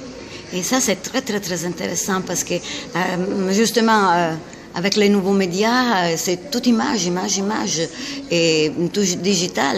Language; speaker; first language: French; non-native, fluent; Italian